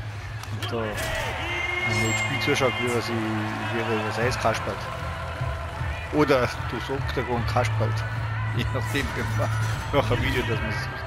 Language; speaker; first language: German; native; German